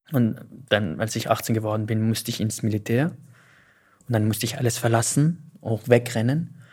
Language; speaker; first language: German; non-native, fluent; Arabic